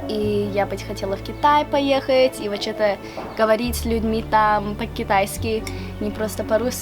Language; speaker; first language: Russian; early bilingual, heritage; Russian